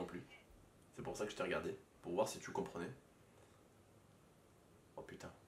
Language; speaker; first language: French; native; French